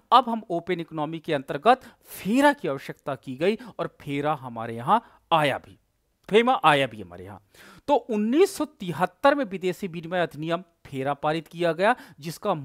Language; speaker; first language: Hindi; native; Hindi